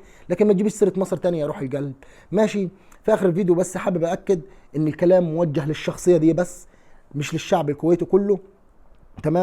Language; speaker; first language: Arabic; native; Arabic